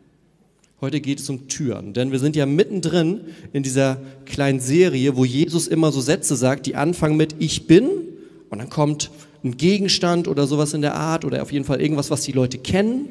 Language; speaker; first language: German; native; German